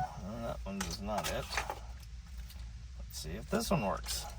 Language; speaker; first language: English; native; English